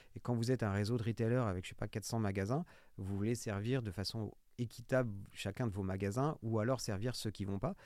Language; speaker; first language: French; native; French